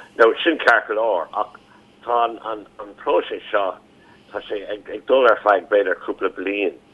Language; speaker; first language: Irish; non-native, local second language; English